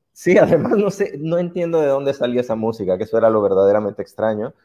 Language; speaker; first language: Spanish; native; Spanish